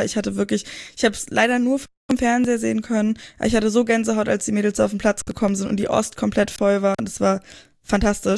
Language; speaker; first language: German; native; German